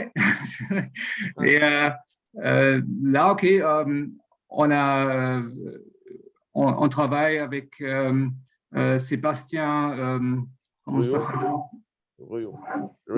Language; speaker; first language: French; non-native, learner; German